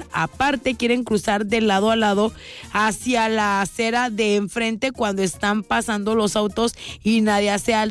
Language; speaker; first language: Spanish; native; Spanish